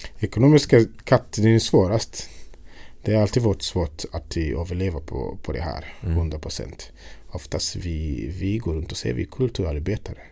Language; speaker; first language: Swedish; non-native, fluent; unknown